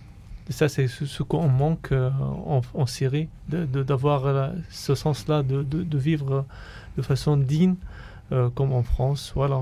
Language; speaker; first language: French; non-native, fluent; Arabic